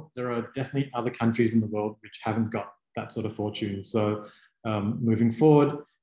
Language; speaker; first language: English; native; English